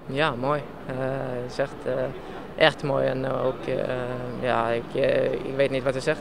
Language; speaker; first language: Dutch; non-native, learner; Norwegian